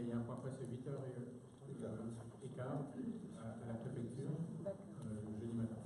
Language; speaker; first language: French; native; French